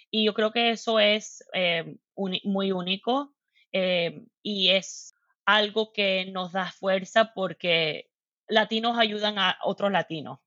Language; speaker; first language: Spanish; early bilingual, heritage; Spanish